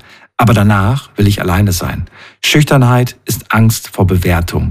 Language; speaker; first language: German; native; German